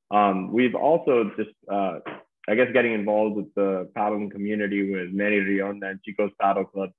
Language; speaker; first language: English; native; English